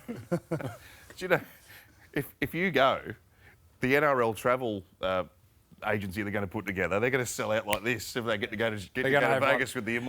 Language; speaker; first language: English; native; English